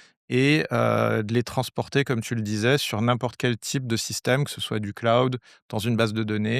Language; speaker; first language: French; native; French